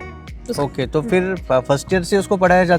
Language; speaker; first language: Hindi; native; Hindi